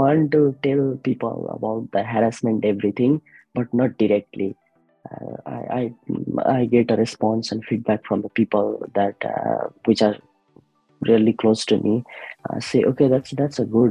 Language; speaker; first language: English; non-native, learner; Nepali